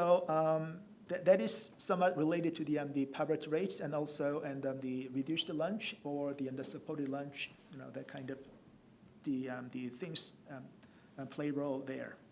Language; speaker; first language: English; non-native, fluent; Korean